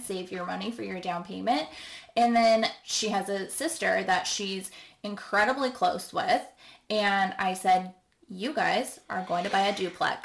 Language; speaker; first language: English; native; English